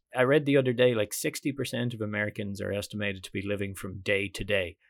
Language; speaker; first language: English; native; English